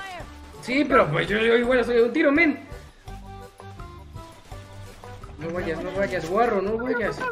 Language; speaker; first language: Spanish; native; Spanish